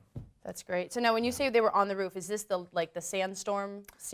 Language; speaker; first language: English; native; English